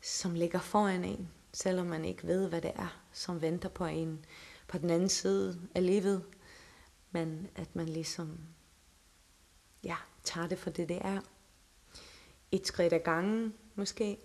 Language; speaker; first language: Danish; non-native, local second language; Faroese